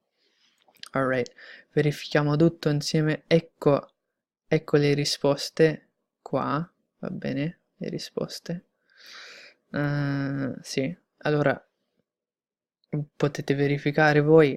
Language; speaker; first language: Italian; non-native, fluent; English